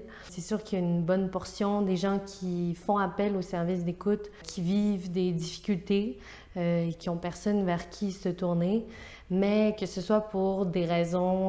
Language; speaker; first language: French; native; French